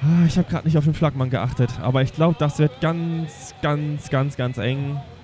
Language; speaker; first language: German; native; German